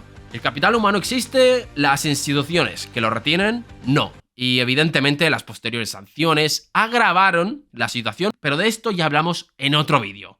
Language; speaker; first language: Spanish; native; Spanish